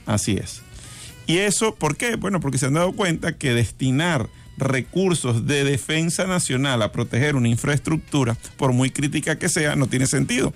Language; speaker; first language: Spanish; native; Spanish